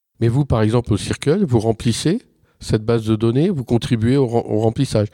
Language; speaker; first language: French; native; French